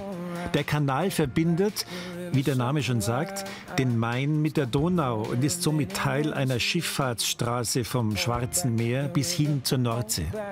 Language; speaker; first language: German; native; German